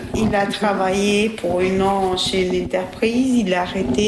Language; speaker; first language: French; non-native, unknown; Albanian